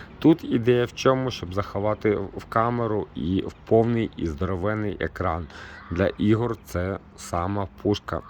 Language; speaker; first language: Ukrainian; non-native, local second language; Russian